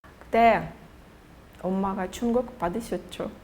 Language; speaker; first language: Korean; non-native, fluent; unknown